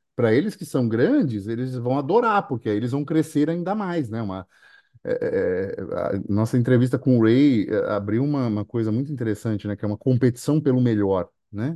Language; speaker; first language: Portuguese; native; Portuguese